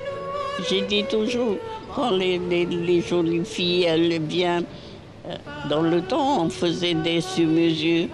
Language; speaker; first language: French; non-native, local second language; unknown